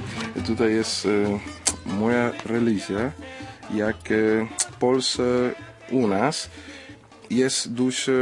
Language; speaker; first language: Polish; non-native, learner; Spanish